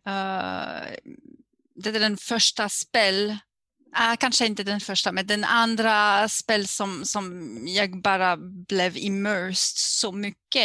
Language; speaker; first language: Swedish; non-native, fluent; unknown